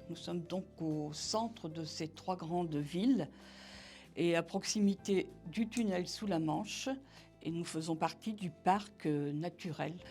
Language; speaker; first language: French; native; French